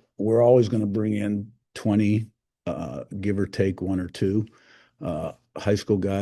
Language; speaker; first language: English; native; English